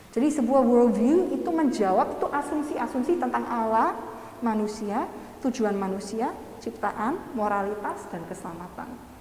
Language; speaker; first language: Indonesian; non-native, fluent; English